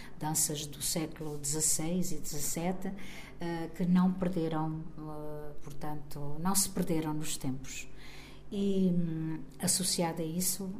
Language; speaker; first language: Portuguese; native; Portuguese